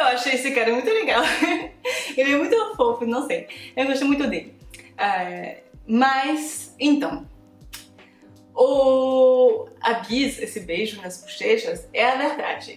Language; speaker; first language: Portuguese; non-native, fluent; French